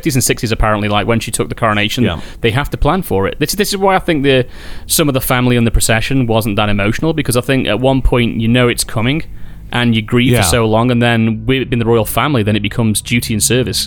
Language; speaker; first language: English; native; English